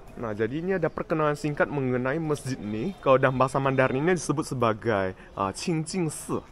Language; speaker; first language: Indonesian; native; Indonesian